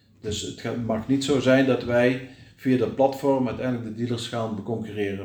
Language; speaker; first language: Dutch; native; Dutch